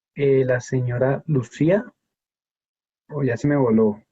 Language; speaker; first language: Spanish; native; Spanish